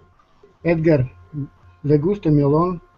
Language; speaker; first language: Spanish; non-native, learner; Russian